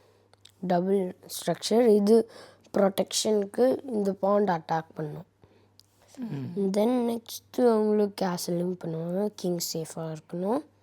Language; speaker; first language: Tamil; early bilingual, heritage; Tamil